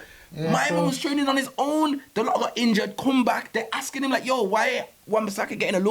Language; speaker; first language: English; native; English